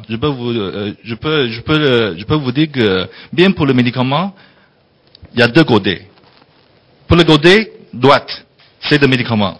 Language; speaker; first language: French; non-native, fluent; Chinese